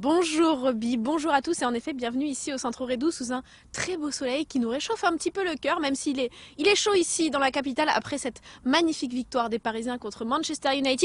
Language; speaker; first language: French; native; French